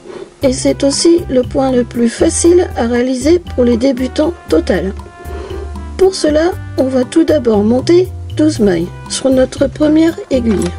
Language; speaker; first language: French; native; French